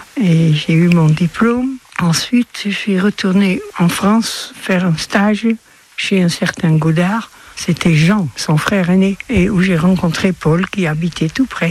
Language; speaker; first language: French; non-native, fluent; Dutch